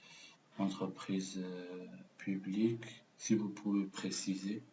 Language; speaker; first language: French; non-native, local second language; Arabic